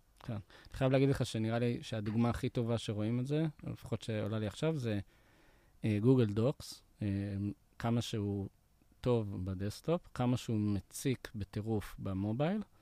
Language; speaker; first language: Hebrew; native; Hebrew